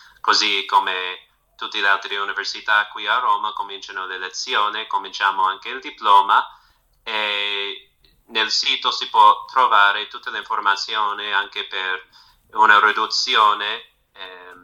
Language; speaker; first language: Italian; non-native, fluent; English